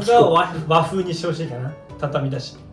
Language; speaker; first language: Japanese; native; Japanese